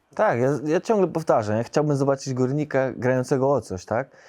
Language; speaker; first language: Polish; native; Polish